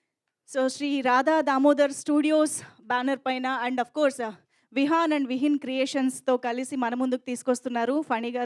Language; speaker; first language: Telugu; native; Telugu